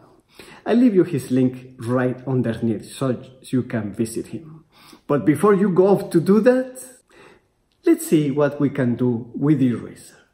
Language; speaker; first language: English; non-native, fluent; Spanish